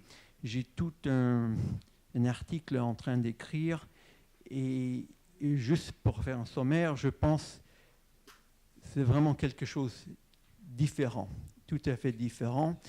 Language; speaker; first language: French; non-native, fluent; English